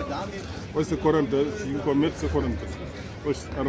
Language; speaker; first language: Italian; non-native, learner; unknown